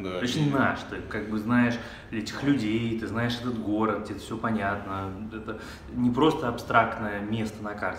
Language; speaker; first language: Russian; native; Russian